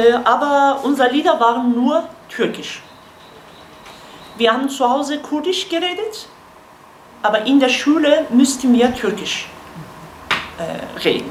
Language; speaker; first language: German; non-native, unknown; Kurdish